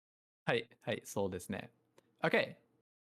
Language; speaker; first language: Japanese; non-native, learner; English